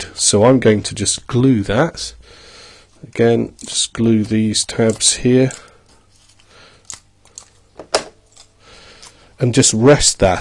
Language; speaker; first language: English; native; English